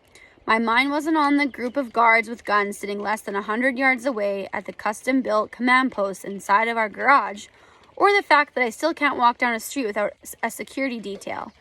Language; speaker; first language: English; native; English